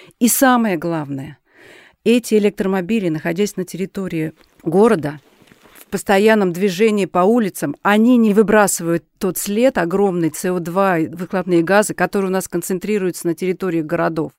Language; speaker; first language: Russian; native; Russian